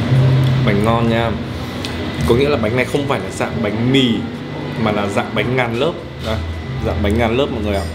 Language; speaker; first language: Vietnamese; native; Vietnamese